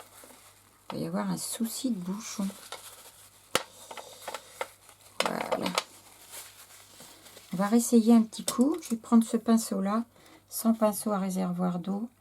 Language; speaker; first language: French; native; French